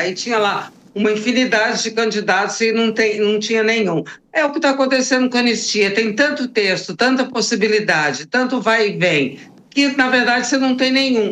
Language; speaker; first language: Portuguese; native; Portuguese